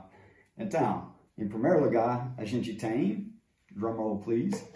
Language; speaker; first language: Portuguese; non-native, fluent; English